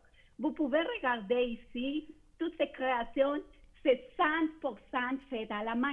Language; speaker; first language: French; non-native, fluent; Spanish